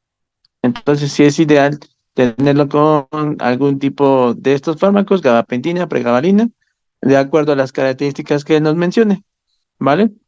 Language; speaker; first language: Spanish; native; Spanish